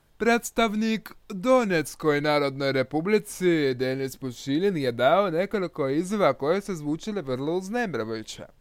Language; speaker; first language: Croatian; non-native, learner; Russian